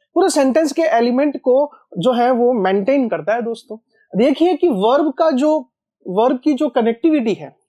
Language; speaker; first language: Hindi; native; Hindi